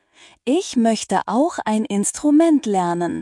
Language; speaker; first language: German; non-native, fluent; Turkish